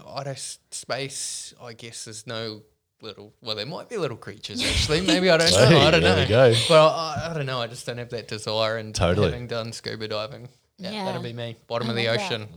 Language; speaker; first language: English; native; English